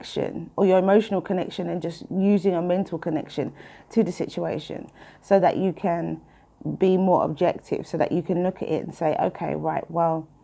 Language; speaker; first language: English; native; English